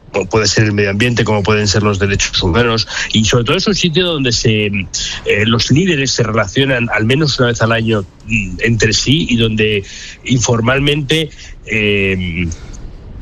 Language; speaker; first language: Spanish; native; Spanish